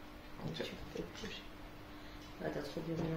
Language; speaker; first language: French; native; French